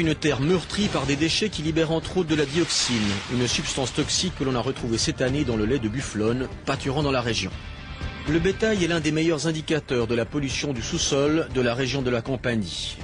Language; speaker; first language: French; native; French